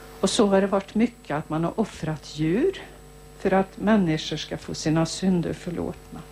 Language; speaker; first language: Swedish; native; Swedish